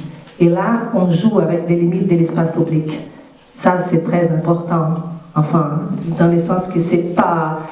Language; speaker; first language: French; non-native, fluent; Portuguese